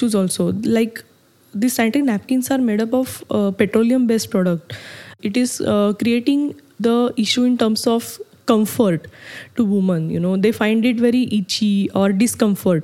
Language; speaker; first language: English; non-native, local second language; Marathi